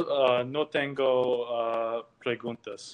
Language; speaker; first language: Spanish; non-native, learner; English